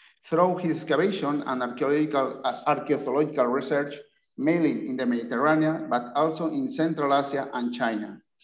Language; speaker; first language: English; non-native, learner; Spanish